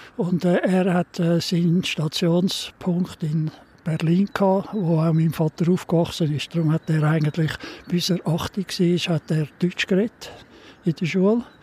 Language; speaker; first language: German; native; German